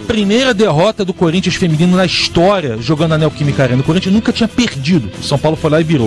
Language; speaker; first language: Portuguese; native; Portuguese